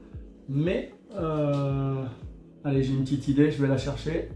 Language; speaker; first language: French; native; French